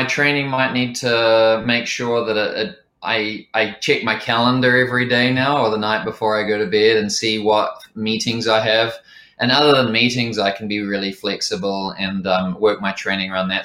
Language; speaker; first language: English; native; English